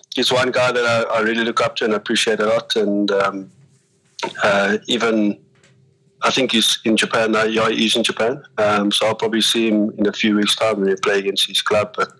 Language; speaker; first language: English; native; English